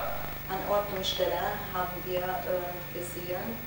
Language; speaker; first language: German; non-native, local second language; Hungarian